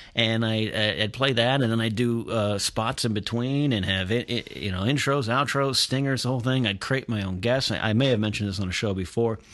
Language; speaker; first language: English; native; English